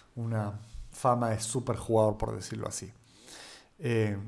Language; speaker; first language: Spanish; native; Spanish